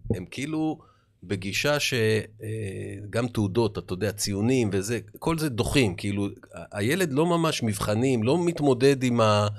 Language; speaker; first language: Hebrew; native; Hebrew